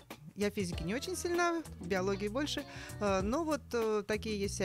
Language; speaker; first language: Russian; native; Russian